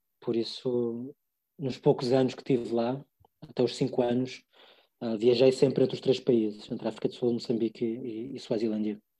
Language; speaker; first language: Portuguese; early bilingual, other home language; English